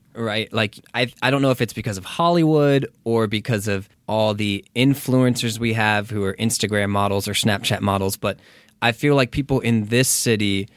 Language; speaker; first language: English; native; English